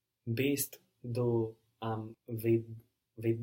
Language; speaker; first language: German; non-native, learner; English